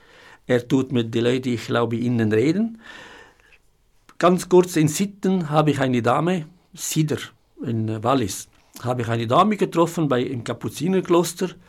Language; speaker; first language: German; non-native, fluent; Arabic